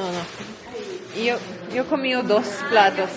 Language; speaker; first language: Spanish; non-native, learner; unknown